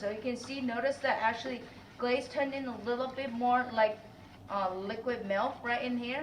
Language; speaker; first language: English; non-native, fluent; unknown